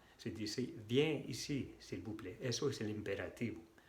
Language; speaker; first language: Spanish; non-native, fluent; French